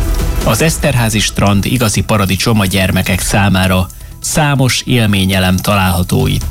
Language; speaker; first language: Hungarian; native; Hungarian